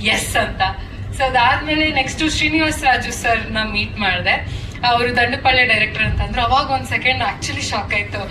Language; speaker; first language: Kannada; non-native, learner; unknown